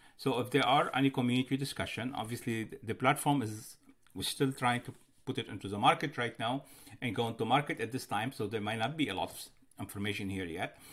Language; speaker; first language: English; non-native, fluent; Arabic